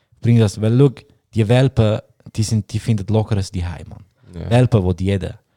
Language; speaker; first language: German; early bilingual, other home language; Bosnian